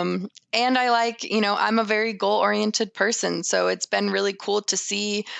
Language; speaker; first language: English; native; English